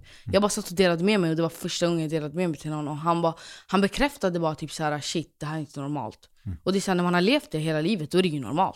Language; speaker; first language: Swedish; native; Swedish